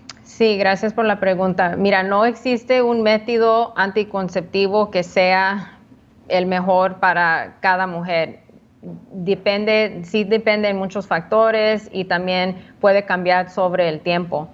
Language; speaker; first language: Spanish; early bilingual, heritage; Spanish